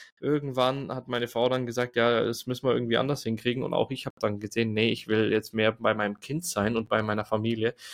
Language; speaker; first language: German; native; German